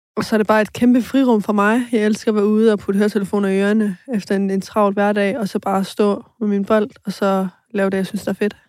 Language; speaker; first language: Danish; early bilingual, other home language; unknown